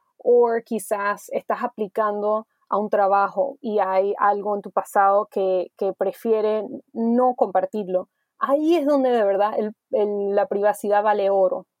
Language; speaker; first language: Spanish; early bilingual, heritage; Spanish